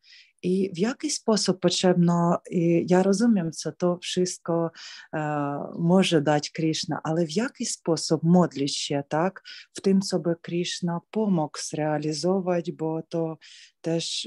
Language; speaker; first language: Polish; non-native, learner; Ukrainian